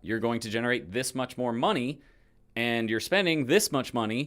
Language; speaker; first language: English; native; English